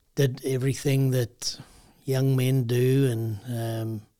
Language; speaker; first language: English; native; English